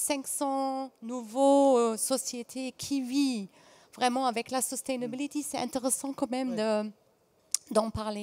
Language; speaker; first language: French; non-native, fluent; German